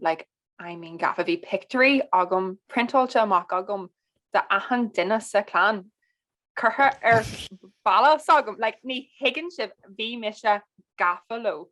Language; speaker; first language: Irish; non-native, local second language; English